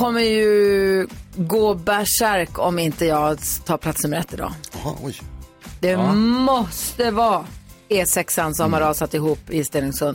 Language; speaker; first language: Swedish; native; Swedish